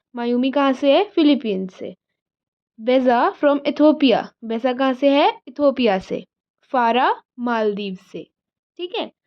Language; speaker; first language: Hindi; native; Hindi